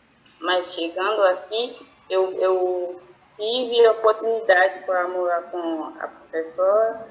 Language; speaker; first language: Portuguese; non-native, fluent; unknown